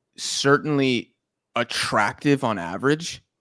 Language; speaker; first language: English; native; English